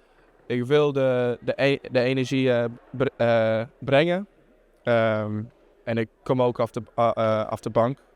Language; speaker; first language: Dutch; non-native, fluent; English